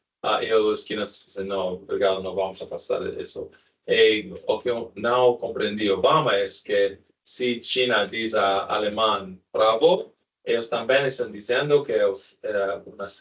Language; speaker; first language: Portuguese; non-native, learner; Spanish